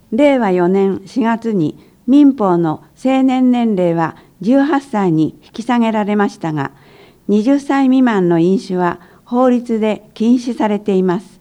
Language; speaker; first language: Japanese; native; Japanese